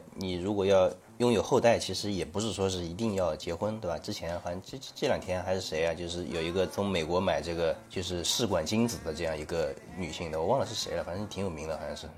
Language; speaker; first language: Chinese; native; Chinese